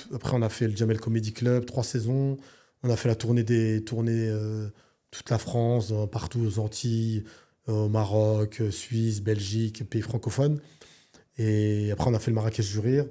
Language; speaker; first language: French; native; French